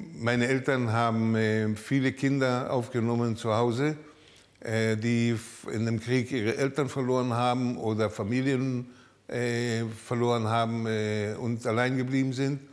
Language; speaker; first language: German; early bilingual, heritage; German